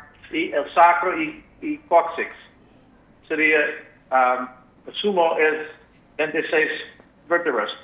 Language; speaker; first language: Spanish; non-native, fluent; English